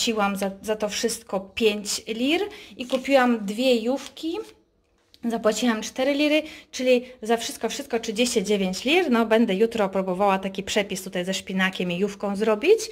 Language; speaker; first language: Polish; early bilingual, heritage; Polish